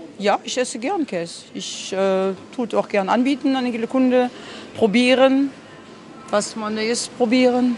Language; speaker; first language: German; non-native, fluent; French